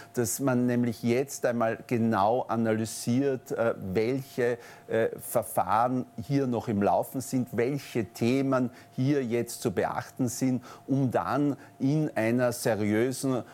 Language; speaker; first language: German; native; German